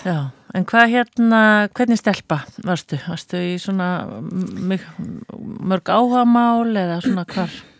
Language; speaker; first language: Icelandic; native; Icelandic